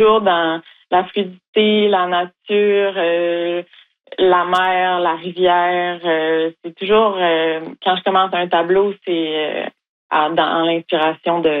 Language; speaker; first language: French; native; French